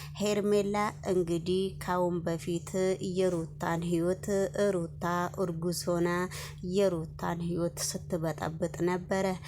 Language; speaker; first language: Amharic; native; Amharic